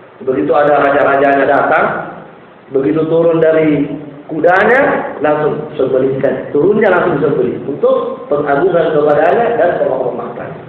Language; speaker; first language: Indonesian; native; Indonesian